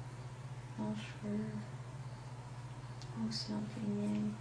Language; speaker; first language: French; non-native, local second language; English